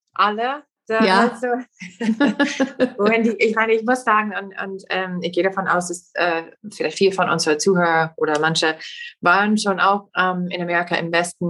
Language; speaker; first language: German; non-native, fluent; English